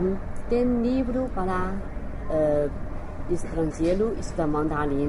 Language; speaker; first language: Portuguese; non-native, learner; Chinese